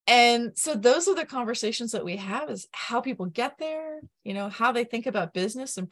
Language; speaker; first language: English; native; English